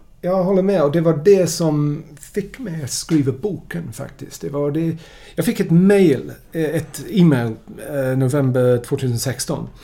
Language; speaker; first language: Swedish; non-native, fluent; English